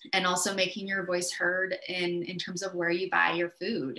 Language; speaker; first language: English; native; English